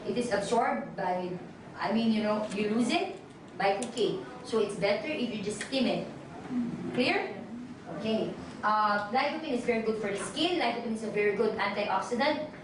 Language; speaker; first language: English; non-native, local second language; Filipino